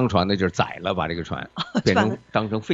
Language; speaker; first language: Chinese; native; Chinese